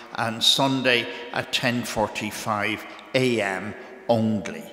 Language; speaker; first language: English; native; English